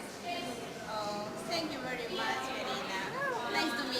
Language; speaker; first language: English; non-native, learner; Spanish